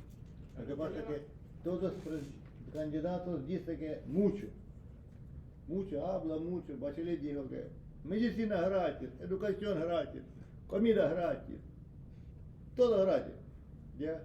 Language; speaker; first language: Spanish; non-native, learner; Russian